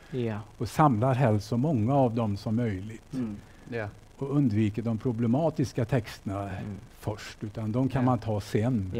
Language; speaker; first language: Swedish; native; Swedish